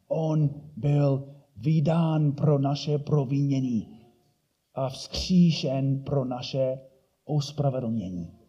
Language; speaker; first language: Czech; non-native, fluent; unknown